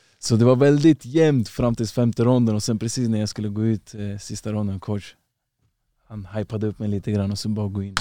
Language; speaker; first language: Swedish; early bilingual, other home language; Uzbek